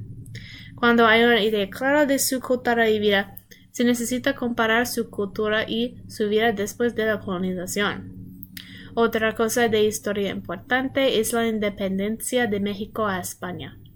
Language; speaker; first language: Spanish; non-native, learner; English